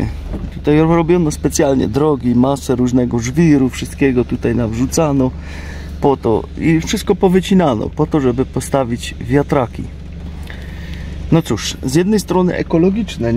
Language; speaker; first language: Polish; native; Polish